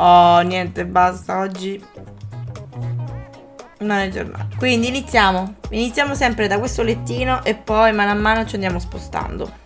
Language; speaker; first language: Italian; native; Italian